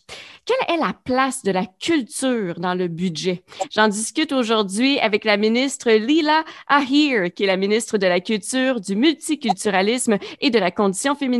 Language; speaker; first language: French; native; French